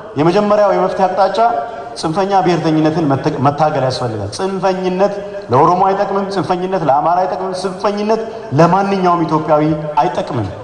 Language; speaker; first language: Amharic; non-native, local second language; Oromo